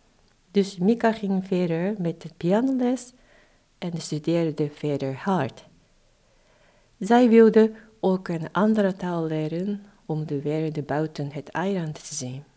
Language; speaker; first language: Dutch; non-native, fluent; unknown